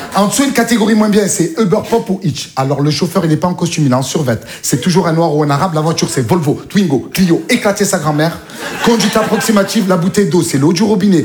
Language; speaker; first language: French; native; French